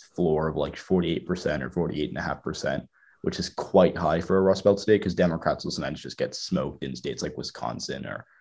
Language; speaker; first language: English; native; English